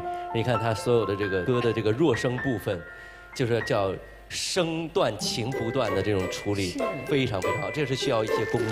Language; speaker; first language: Chinese; native; Chinese